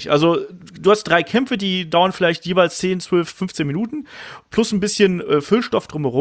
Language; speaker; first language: German; native; German